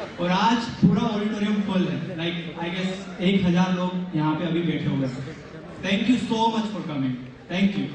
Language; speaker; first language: Hindi; native; Hindi